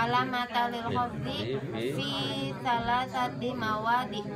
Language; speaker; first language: Arabic; non-native, learner; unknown